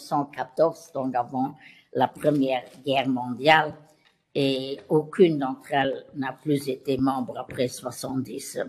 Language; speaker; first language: French; non-native, local second language; Luxembourgish